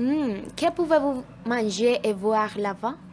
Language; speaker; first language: French; non-native, learner; Spanish